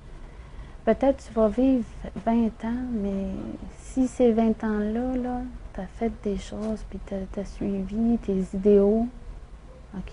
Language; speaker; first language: French; native; French